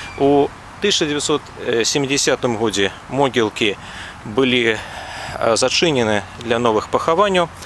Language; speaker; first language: Belarusian; native; Belarusian